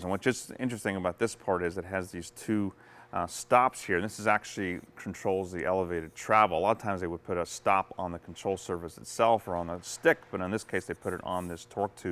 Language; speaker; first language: English; native; English